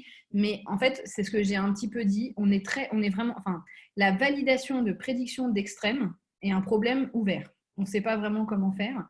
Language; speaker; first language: French; native; French